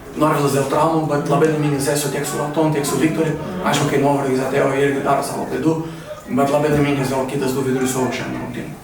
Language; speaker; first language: Lithuanian; non-native, fluent; Portuguese